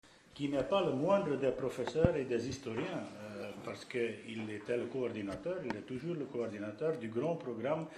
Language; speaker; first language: French; non-native, local second language; Dutch